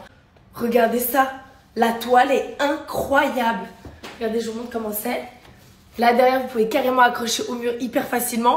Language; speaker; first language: French; native; French